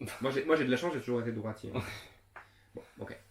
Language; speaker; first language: French; native; French